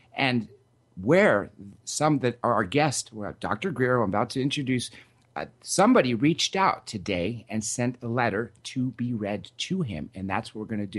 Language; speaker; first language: English; native; English